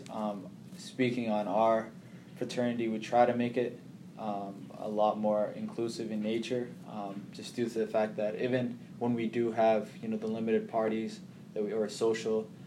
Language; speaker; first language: English; early bilingual, other home language; Somali